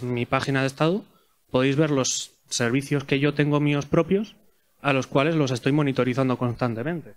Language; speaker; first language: Spanish; native; Spanish